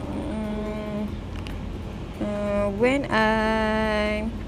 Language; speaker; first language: English; non-native, learner; Malay